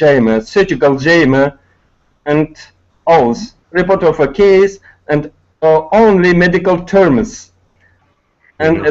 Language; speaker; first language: English; non-native, learner; Tatar